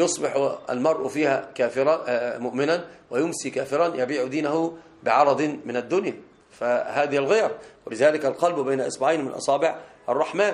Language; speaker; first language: Arabic; native; Arabic